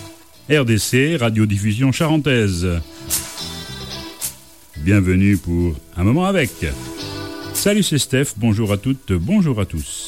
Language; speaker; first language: French; native; French